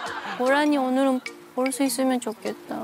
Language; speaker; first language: Korean; non-native, learner; Japanese